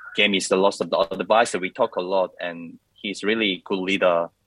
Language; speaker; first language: English; non-native, learner; Korean